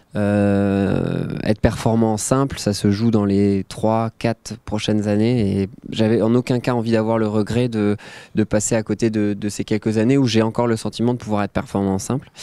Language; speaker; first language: French; native; French